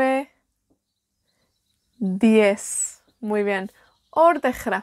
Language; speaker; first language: Welsh; native; Welsh